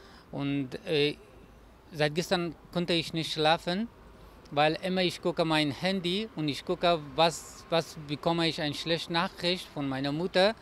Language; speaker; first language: German; non-native, learner; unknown